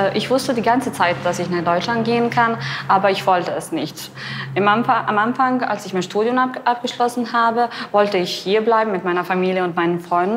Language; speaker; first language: German; non-native, fluent; Bosnian